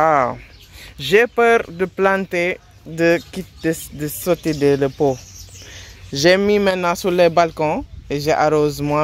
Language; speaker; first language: French; non-native, learner; English